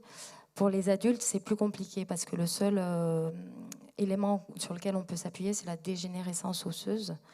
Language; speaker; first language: French; native; French